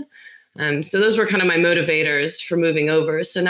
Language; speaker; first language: English; native; English